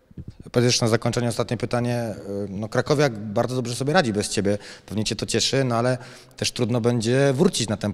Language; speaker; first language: Polish; native; Polish